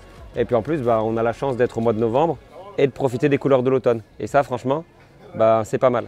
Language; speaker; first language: French; native; French